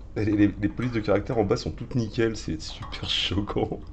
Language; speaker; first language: French; native; French